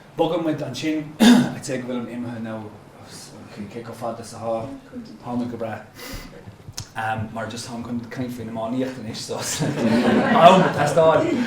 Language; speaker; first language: Irish; non-native, local second language; English